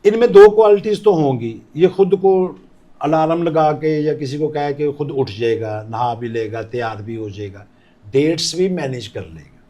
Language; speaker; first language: Urdu; non-native, local second language; Punjabi